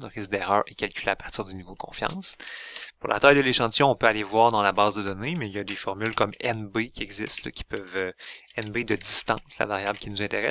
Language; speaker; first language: French; native; French